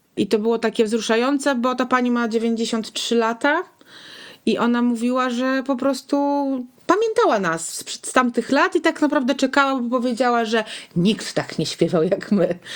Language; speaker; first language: Polish; native; Polish